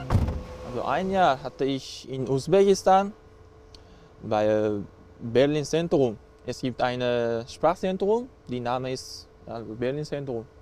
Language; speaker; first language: German; non-native, learner; Uzbek